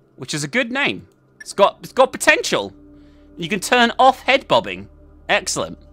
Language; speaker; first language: English; native; English